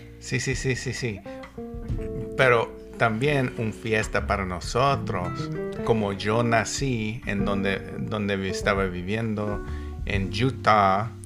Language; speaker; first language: Spanish; non-native, learner; English